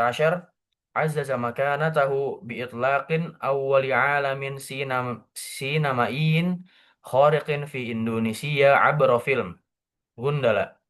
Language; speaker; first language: Arabic; non-native, learner; Indonesian